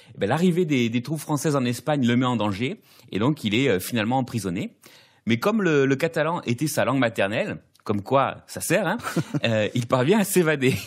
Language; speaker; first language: French; native; French